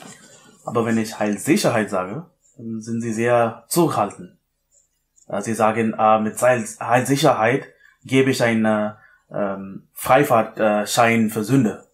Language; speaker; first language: German; non-native, learner; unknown